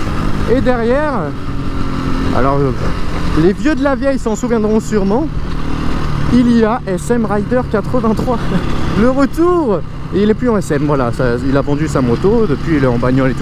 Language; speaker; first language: French; native; French